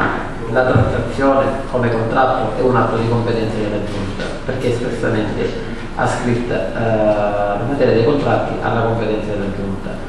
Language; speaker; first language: Italian; native; Italian